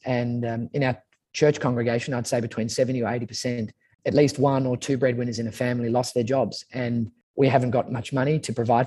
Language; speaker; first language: English; native; English